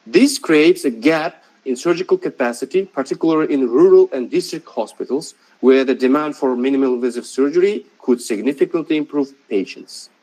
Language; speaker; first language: English; non-native, fluent; Russian